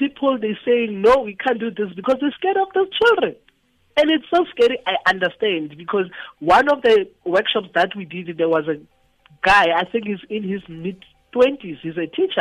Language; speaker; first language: English; non-native, local second language; Tswana